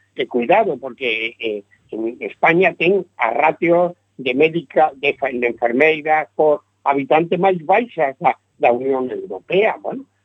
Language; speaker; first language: Galician; non-native, local second language; Spanish